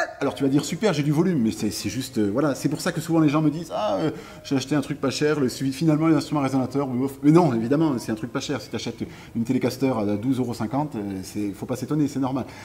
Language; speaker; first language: French; native; French